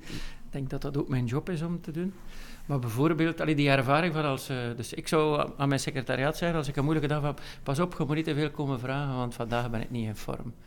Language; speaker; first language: Dutch; native; Dutch